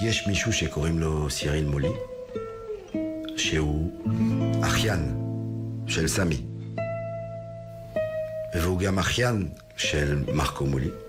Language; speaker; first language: Hebrew; non-native, fluent; French